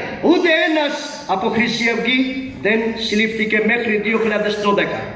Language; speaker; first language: Greek; non-native, learner; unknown